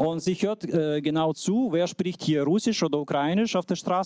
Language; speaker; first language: German; non-native, fluent; Russian